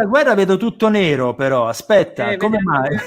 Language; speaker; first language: Italian; native; Italian